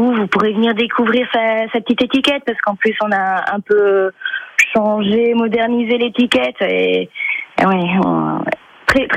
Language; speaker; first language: French; native; French